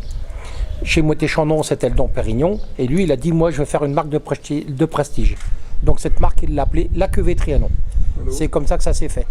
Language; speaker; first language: French; native; French